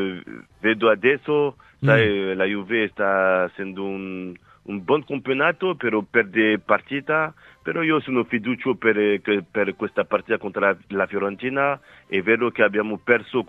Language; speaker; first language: Italian; non-native, fluent; French